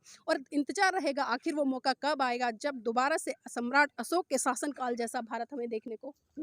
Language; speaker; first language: Hindi; native; Hindi